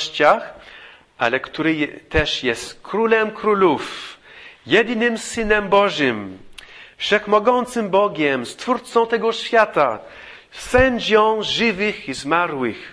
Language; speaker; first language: Polish; non-native, fluent; English